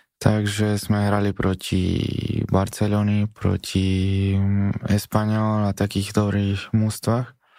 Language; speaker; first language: Slovak; non-native, fluent; Spanish